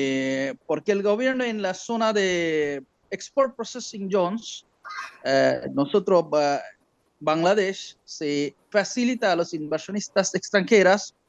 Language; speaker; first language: Spanish; non-native, learner; Bangla